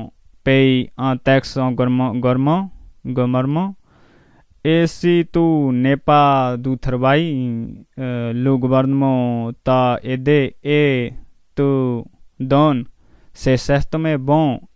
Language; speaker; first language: French; non-native, learner; Punjabi